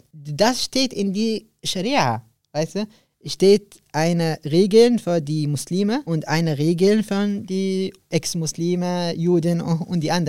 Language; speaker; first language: German; non-native, learner; Arabic